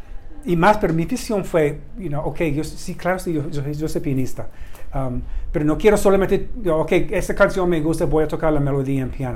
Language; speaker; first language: Spanish; non-native, learner; English